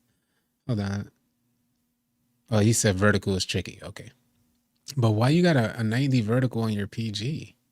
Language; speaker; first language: English; native; English